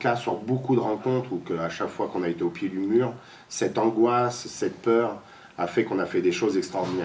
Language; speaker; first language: French; native; French